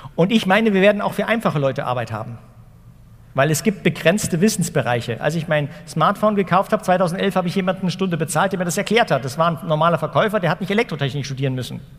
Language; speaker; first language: German; native; German